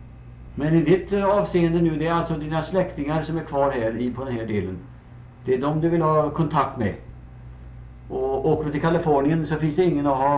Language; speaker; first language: Swedish; native; Swedish